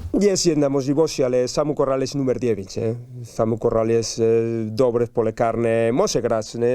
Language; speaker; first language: Polish; non-native, learner; Spanish